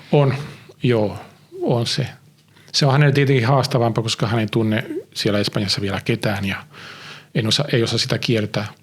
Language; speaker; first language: Finnish; early bilingual, heritage; Finnish